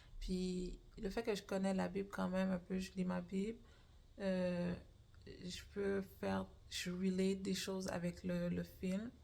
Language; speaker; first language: French; native; French